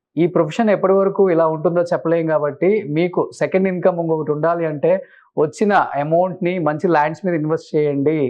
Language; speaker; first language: Telugu; native; Telugu